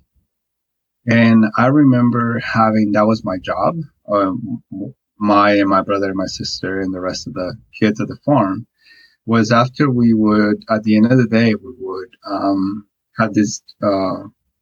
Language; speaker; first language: English; non-native, fluent; Spanish